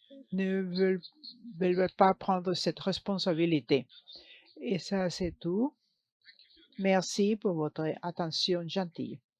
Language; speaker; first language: French; non-native, learner; English